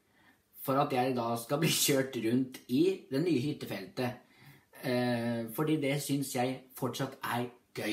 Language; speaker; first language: Norwegian; native; Norwegian